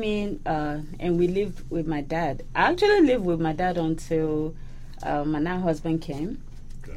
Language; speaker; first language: English; non-native, local second language; Yoruba